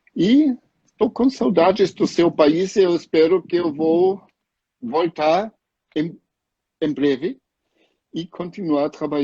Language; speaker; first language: Portuguese; non-native, fluent; German